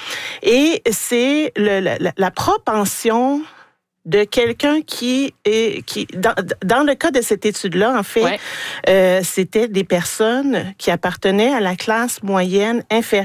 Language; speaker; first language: French; native; French